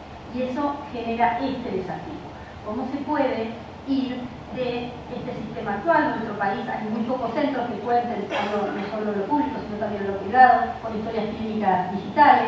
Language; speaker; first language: Spanish; native; Spanish